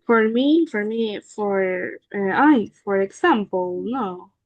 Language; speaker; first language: English; non-native, learner; Spanish